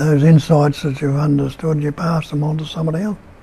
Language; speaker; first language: English; native; English